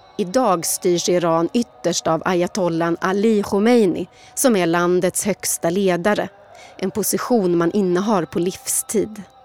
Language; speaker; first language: Swedish; native; Swedish